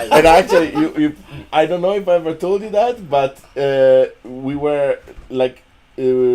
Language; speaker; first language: English; non-native, fluent; Italian